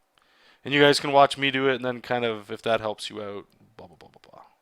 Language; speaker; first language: English; native; English